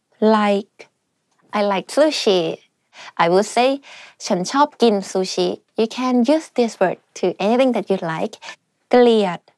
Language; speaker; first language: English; non-native, fluent; Thai